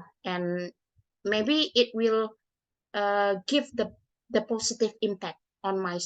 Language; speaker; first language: English; non-native, learner; Indonesian